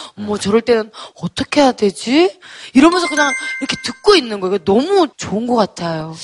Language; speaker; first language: Korean; native; Korean